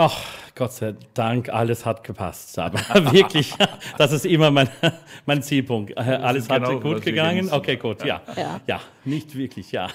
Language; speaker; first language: German; non-native, learner; English